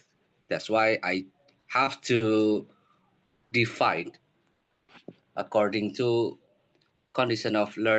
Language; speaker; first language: English; non-native, learner; Indonesian